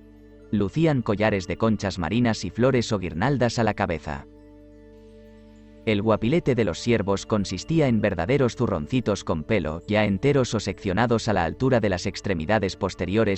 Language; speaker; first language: Spanish; native; Spanish